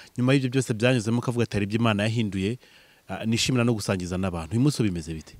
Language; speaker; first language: Kinyarwanda; native; Kinyarwanda